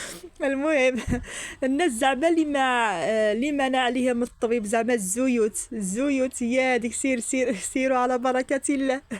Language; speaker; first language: Arabic; native; Arabic